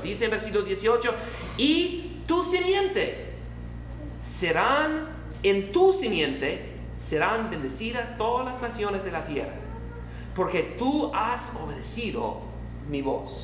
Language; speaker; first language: Spanish; non-native, fluent; English